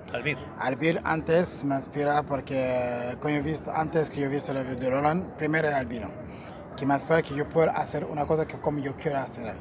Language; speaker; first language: Spanish; non-native, learner; Portuguese